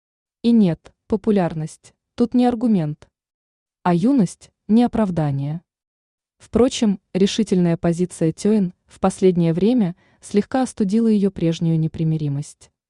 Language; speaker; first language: Russian; native; Russian